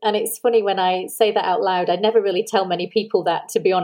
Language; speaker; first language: English; native; English